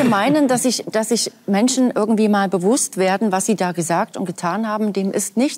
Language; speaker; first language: German; native; German